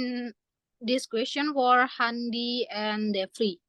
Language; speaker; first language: English; non-native, learner; Indonesian